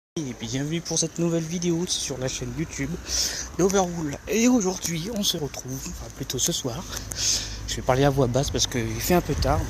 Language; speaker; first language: French; native; French